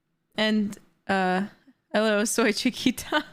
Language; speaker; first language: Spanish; non-native, learner; English